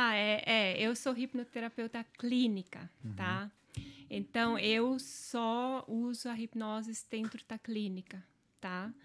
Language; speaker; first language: Portuguese; non-native, local second language; German